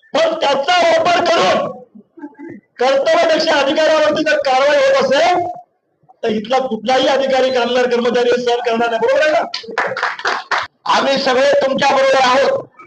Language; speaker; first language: Marathi; native; Marathi